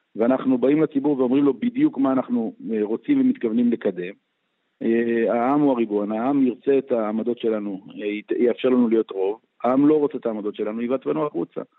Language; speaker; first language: Hebrew; native; Hebrew